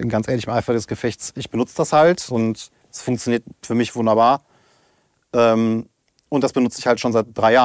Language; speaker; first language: German; native; German